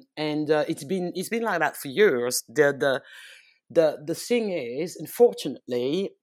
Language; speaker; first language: English; early bilingual, heritage; French